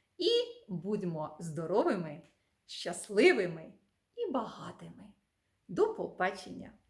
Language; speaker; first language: Ukrainian; native; Ukrainian